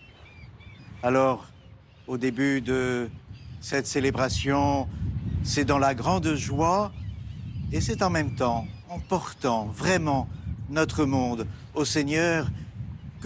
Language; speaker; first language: French; native; French